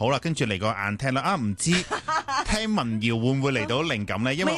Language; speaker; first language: Cantonese; native; Cantonese